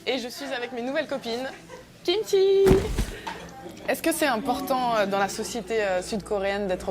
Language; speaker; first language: French; native; French